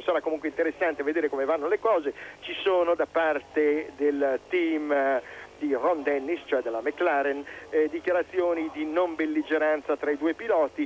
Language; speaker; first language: Italian; native; Italian